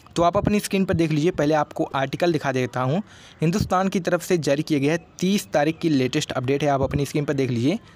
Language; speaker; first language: Hindi; native; Hindi